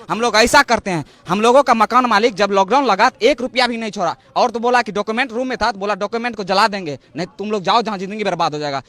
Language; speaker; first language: Hindi; native; Hindi